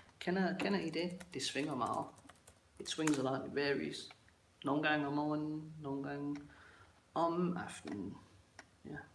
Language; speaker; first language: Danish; native; Danish